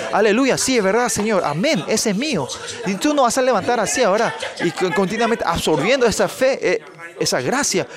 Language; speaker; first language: Spanish; non-native, fluent; Korean